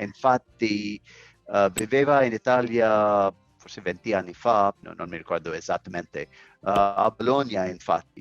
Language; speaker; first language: Italian; non-native, learner; English